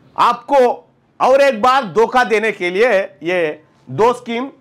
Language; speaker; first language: Hindi; non-native, local second language; Telugu